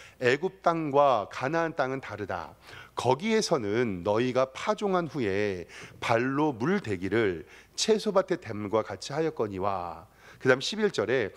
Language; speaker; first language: Korean; native; Korean